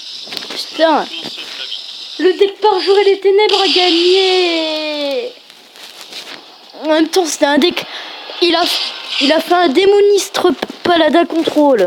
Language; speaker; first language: French; native; French